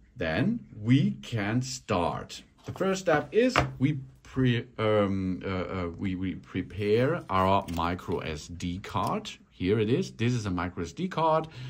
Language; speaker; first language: English; non-native, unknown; German